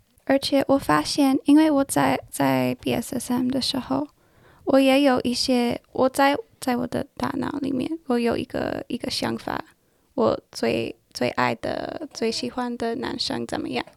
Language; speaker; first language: Chinese; non-native, learner; English